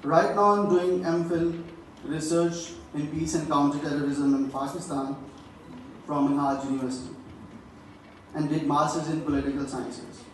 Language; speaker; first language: English; non-native, local second language; Urdu